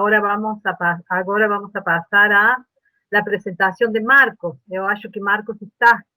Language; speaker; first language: Portuguese; non-native, learner; Spanish